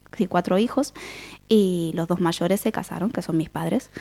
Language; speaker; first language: Spanish; native; Spanish